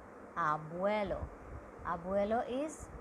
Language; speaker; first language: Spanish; non-native, learner; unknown